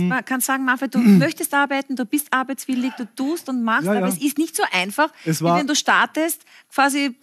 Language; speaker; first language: German; native; German